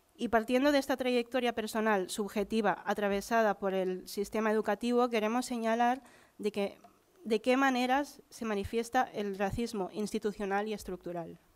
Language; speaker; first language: Spanish; early bilingual, other home language; Filipino